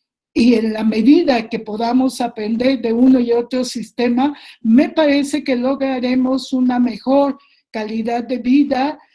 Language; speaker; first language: Spanish; native; Spanish